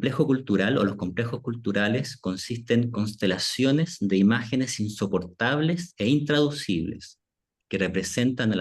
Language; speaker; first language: Spanish; native; Spanish